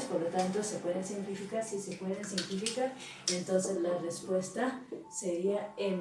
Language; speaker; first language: Spanish; native; Spanish